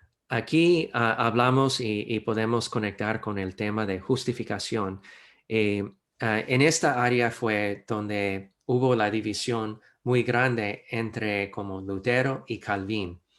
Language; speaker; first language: Spanish; non-native, fluent; English